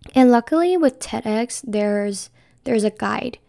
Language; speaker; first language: English; non-native, fluent; Chinese